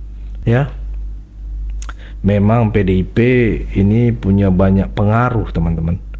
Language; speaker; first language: Indonesian; native; Indonesian